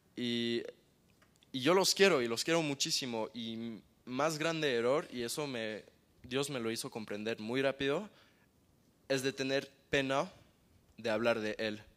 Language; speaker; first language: Spanish; early bilingual, heritage; Spanish